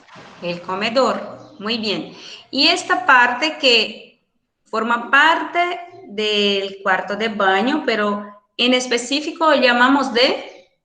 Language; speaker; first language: Spanish; non-native, fluent; Portuguese